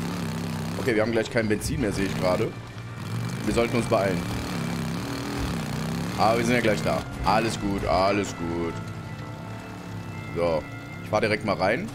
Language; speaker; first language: German; native; German